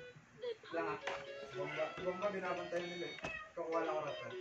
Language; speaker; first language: Filipino; native; Filipino